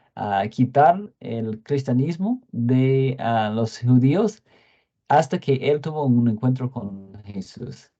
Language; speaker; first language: Spanish; non-native, fluent; English